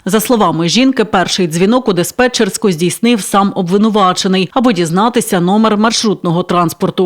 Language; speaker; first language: Ukrainian; native; Ukrainian